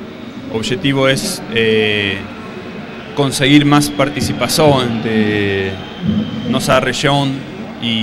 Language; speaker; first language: Portuguese; non-native, learner; Spanish